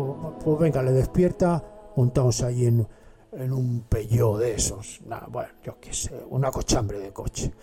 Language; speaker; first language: Spanish; native; Spanish